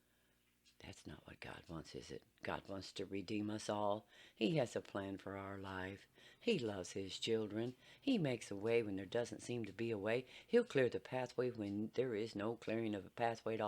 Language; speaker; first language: English; native; English